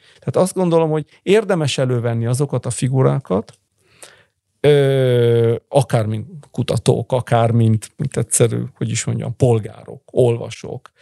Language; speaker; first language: Hungarian; early bilingual, heritage; Italian